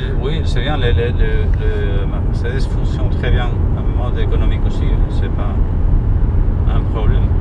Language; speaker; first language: French; non-native, learner; Spanish